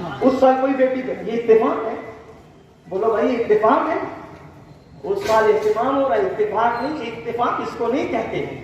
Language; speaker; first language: Urdu; native; Urdu